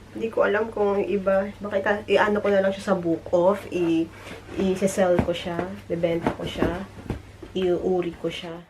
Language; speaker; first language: Filipino; native; Filipino